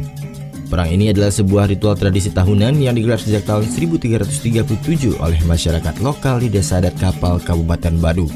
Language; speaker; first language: Indonesian; native; Indonesian